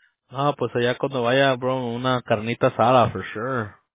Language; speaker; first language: Spanish; early bilingual, heritage; Spanish